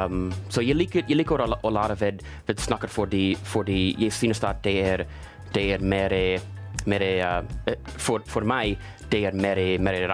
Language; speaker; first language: Norwegian; non-native, learner; English